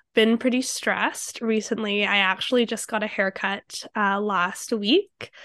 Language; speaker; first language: English; native; English